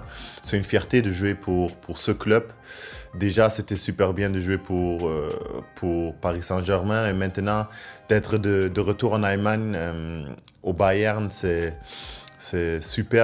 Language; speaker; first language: French; non-native, fluent; German